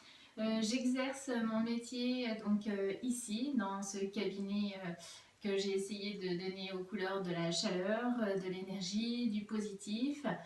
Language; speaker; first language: French; native; French